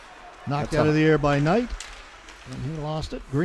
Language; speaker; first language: English; native; English